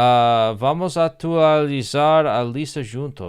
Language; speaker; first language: Portuguese; non-native, learner; English